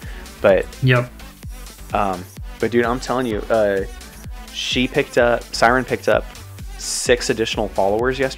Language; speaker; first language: English; native; English